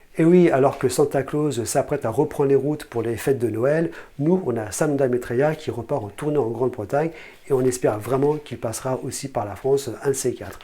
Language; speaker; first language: French; native; French